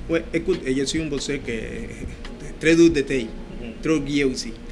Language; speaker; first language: French; non-native, learner; Spanish